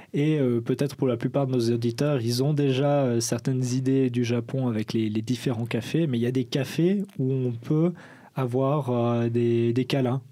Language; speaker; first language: French; native; French